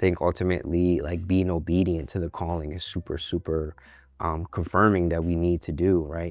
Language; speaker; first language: English; native; English